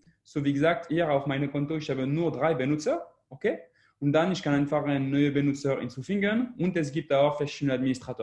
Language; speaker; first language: German; non-native, learner; French